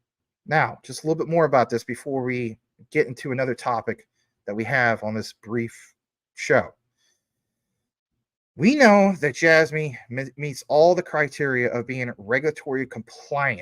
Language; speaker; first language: English; native; English